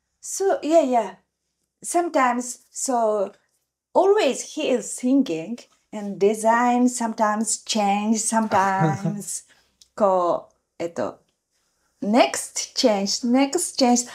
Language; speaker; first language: English; non-native, learner; Japanese